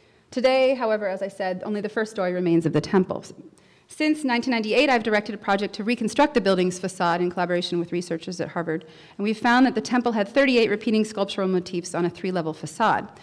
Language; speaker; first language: English; native; English